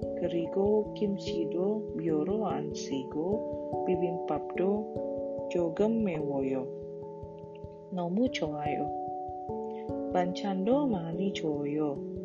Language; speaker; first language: Korean; non-native, learner; Indonesian